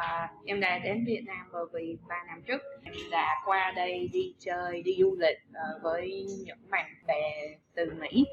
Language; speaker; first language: Vietnamese; non-native, fluent; English